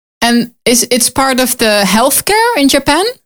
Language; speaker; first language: English; non-native, learner; Dutch